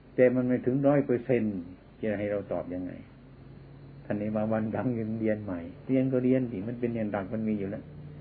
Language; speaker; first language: Thai; non-native, local second language; Lao